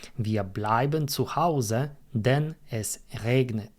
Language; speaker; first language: German; non-native, fluent; Polish